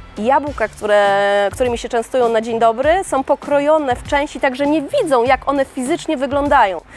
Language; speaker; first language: Polish; native; Polish